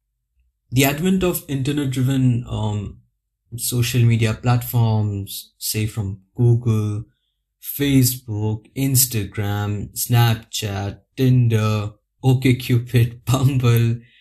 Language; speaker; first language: English; non-native, local second language; Hindi